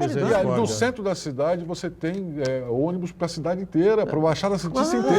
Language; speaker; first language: Portuguese; native; Portuguese